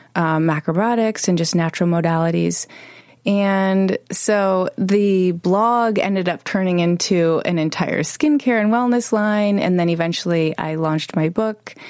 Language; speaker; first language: English; native; English